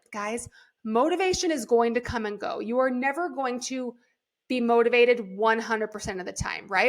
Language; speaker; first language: English; native; English